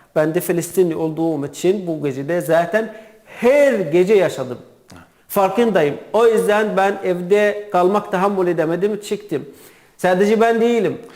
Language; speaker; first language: Turkish; non-native, learner; Arabic